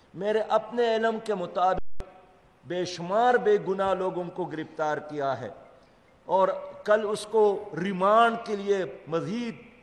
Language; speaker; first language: Urdu; non-native, local second language; Pashto